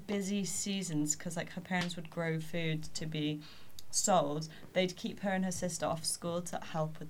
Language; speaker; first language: English; native; English